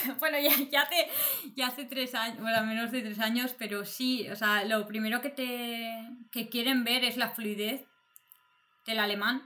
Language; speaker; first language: Spanish; native; Spanish